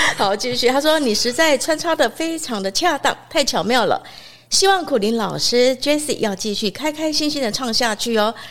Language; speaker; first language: Chinese; non-native, local second language; Min Nan Chinese